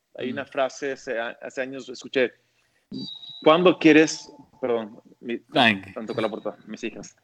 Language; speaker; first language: Spanish; early bilingual, other home language; English